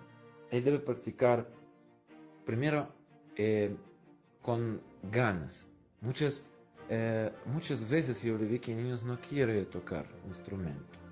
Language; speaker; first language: Spanish; non-native, fluent; Russian